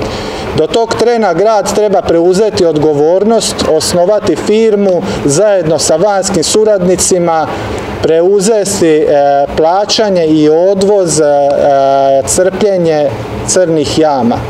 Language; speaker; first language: Serbian; native; Serbian